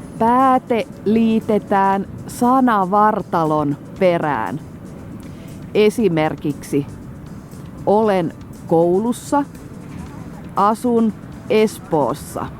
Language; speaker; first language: Finnish; native; Finnish